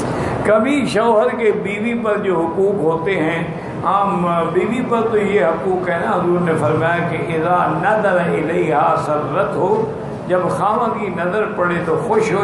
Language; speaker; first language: Urdu; native; Urdu